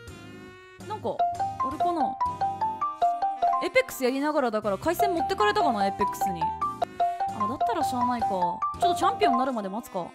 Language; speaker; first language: Japanese; native; Japanese